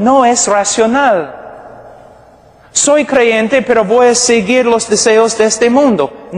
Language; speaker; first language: Spanish; non-native, fluent; English